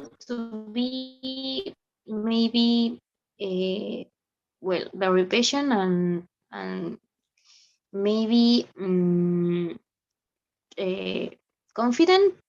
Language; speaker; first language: English; non-native, learner; Spanish